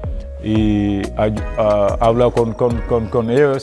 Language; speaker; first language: Spanish; non-native, fluent; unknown